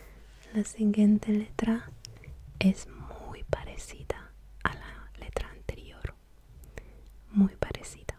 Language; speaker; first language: Spanish; non-native, fluent; Russian